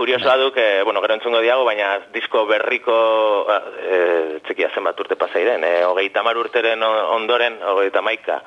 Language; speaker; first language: Basque; native; Basque